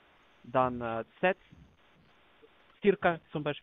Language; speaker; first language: German; non-native, learner; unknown